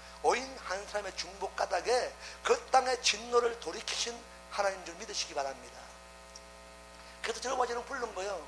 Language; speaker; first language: Korean; native; Korean